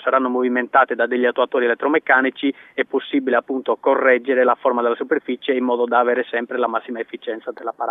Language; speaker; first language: Italian; native; Italian